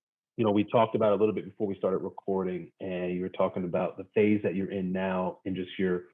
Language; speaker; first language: English; native; English